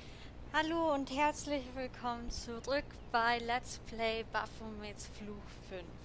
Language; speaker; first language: German; native; German